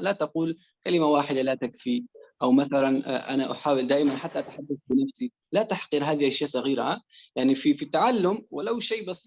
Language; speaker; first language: Arabic; non-native, fluent; Persian